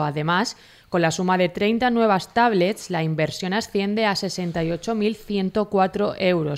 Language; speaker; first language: Spanish; native; Spanish